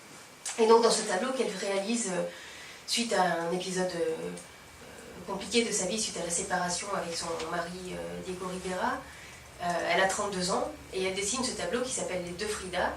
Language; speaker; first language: French; native; French